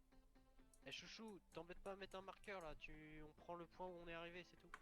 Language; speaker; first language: French; native; French